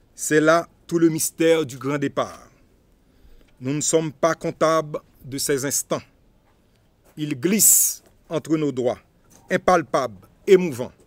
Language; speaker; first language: French; non-native, local second language; Haitian Creole